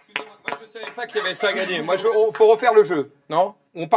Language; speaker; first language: French; native; French